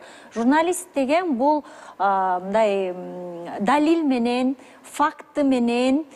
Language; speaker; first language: Kyrgyz; native; Kyrgyz